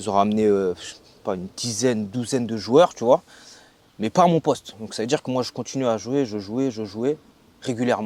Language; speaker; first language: French; native; French